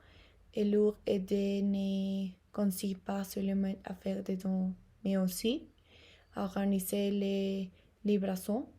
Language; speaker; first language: French; non-native, learner; Spanish